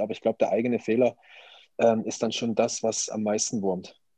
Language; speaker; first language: German; native; German